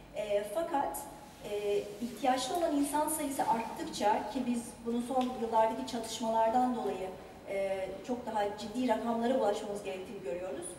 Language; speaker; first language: Turkish; native; Turkish